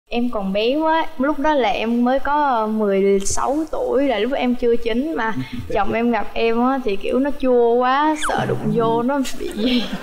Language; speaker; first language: Vietnamese; native; Vietnamese